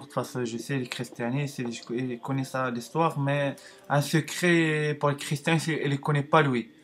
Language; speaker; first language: French; non-native, learner; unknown